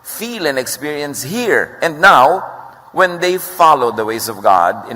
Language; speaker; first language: English; non-native, local second language; Filipino